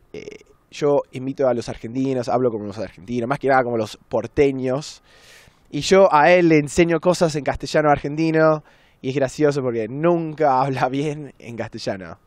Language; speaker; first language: Spanish; non-native, fluent; English